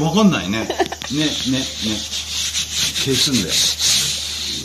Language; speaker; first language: Japanese; native; Japanese